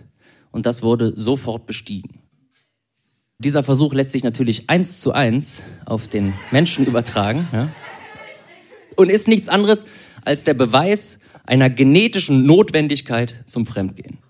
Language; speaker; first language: German; native; German